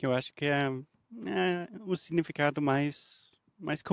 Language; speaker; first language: Portuguese; non-native, fluent; English